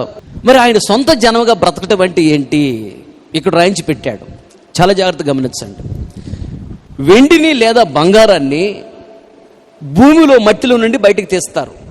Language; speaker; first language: Telugu; native; Telugu